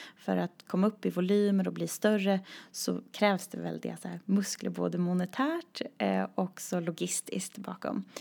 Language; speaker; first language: Swedish; native; Swedish